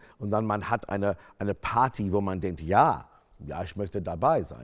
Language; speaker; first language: German; non-native, fluent; English